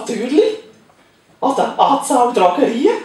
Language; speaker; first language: German; native; German